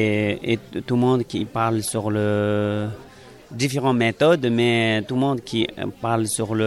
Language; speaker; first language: French; non-native, learner; Tibetan